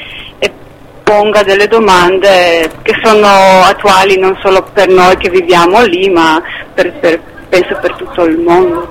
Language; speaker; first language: Italian; non-native, fluent; Slovenian